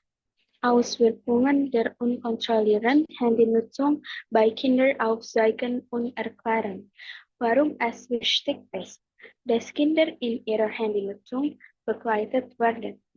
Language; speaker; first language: German; non-native, learner; Indonesian